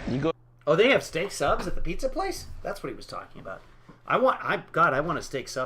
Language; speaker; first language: English; native; English